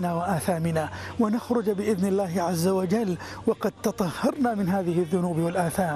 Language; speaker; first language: Arabic; native; Arabic